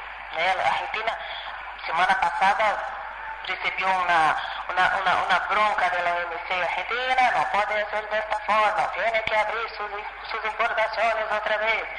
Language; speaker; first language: Spanish; non-native, fluent; Portuguese